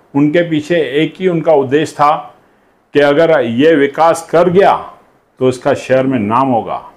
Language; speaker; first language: Hindi; non-native, local second language; Sindhi